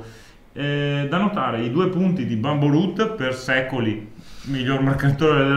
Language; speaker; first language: Italian; native; Italian